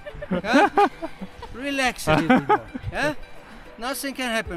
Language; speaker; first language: English; non-native, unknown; German